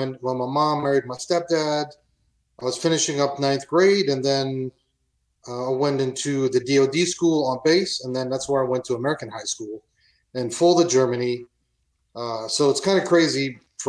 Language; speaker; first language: English; non-native, fluent; German